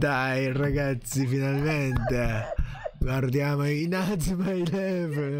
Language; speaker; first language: Italian; non-native, learner; Japanese